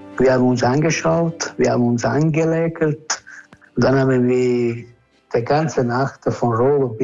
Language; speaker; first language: German; non-native, learner; Italian